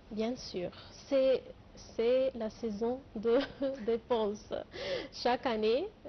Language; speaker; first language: French; non-native, fluent; Arabic